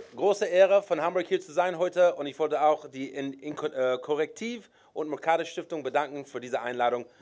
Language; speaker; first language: German; non-native, fluent; English